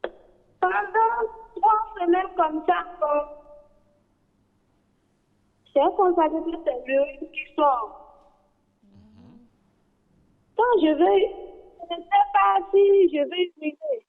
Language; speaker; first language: French; non-native, learner; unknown